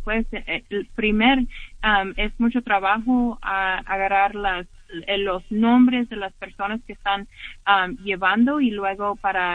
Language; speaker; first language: Spanish; early bilingual, heritage; English